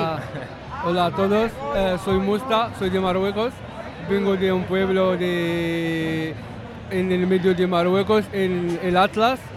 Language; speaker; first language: Spanish; non-native, learner; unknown